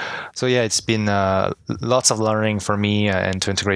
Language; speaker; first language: English; non-native, fluent; French